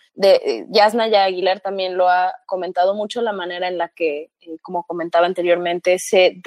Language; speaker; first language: Spanish; early bilingual, heritage; Spanish